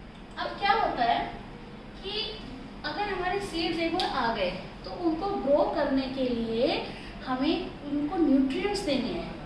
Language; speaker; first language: Hindi; native; Hindi